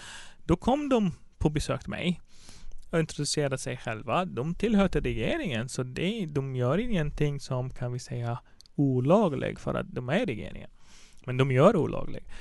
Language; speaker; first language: Swedish; non-native, fluent; Arabic